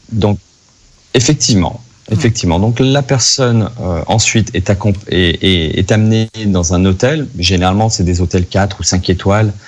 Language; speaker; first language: French; native; French